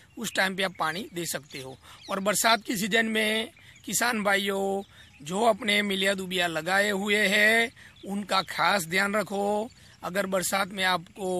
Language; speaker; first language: Hindi; non-native, local second language; Gujarati